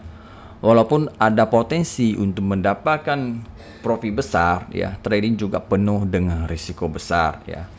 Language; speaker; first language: Indonesian; native; Indonesian